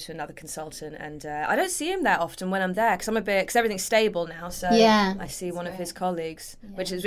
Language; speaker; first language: English; native; English